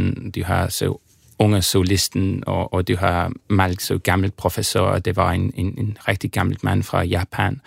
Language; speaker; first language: Danish; non-native, fluent; German